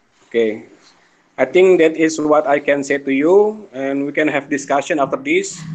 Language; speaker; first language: English; non-native, fluent; Indonesian